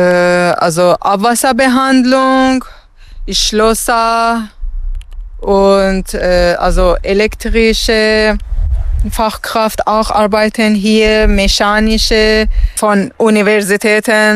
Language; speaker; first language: German; non-native, learner; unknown